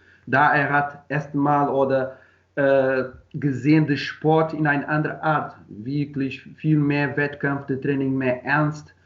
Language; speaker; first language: German; non-native, learner; Portuguese